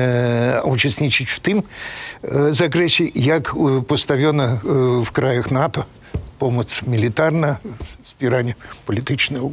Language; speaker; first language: Polish; non-native, fluent; Russian